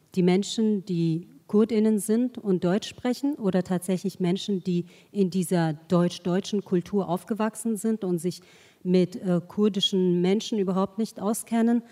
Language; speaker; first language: German; early bilingual, other home language; Kurdish